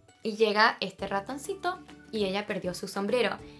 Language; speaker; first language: Spanish; early bilingual, heritage; Spanish